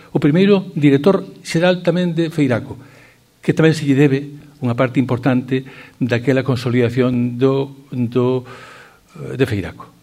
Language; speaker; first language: Galician; native; Galician